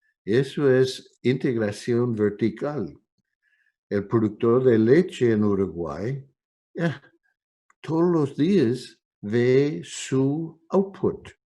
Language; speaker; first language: Spanish; non-native, fluent; English